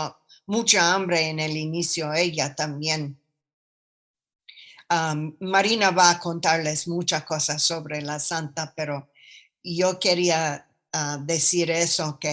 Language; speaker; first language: Spanish; non-native, fluent; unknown